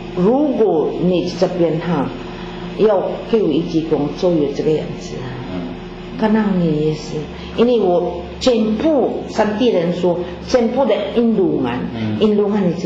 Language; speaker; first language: Chinese; non-native, learner; Filipino